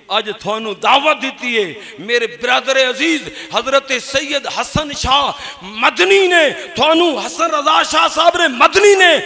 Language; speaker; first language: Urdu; non-native, local second language; Punjabi